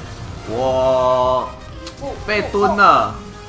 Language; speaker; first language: Chinese; native; Chinese